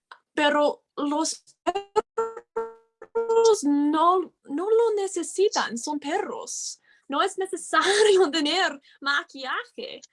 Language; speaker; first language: Spanish; non-native, learner; English